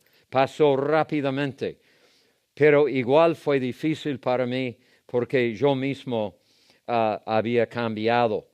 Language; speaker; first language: Spanish; non-native, fluent; English